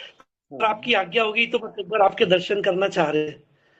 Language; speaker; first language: Hindi; native; Hindi